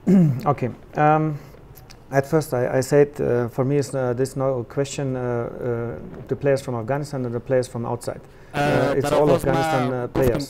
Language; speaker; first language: English; non-native, fluent; German